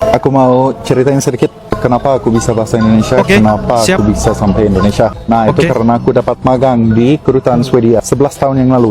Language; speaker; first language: Indonesian; non-native, learner; Swedish